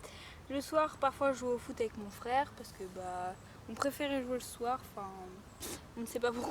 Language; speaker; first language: French; native; French